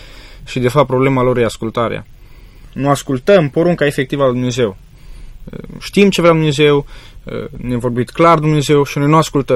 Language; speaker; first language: Romanian; native; Romanian